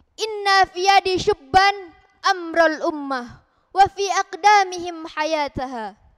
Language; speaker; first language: Arabic; non-native, learner; Indonesian